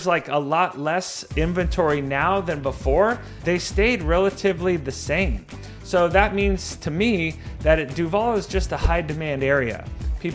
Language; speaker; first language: English; native; English